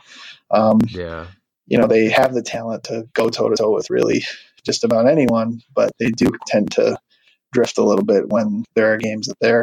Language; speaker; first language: English; native; English